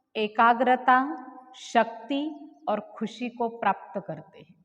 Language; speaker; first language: Hindi; non-native, local second language; Marathi